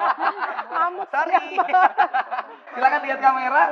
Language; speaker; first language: Indonesian; native; Indonesian